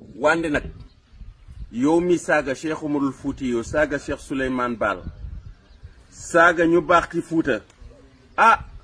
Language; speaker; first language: Wolof; non-native, local second language; Fula